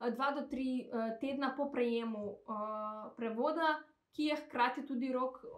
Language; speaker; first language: Slovenian; non-native, fluent; Macedonian